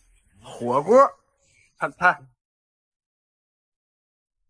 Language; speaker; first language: Chinese; native; Chinese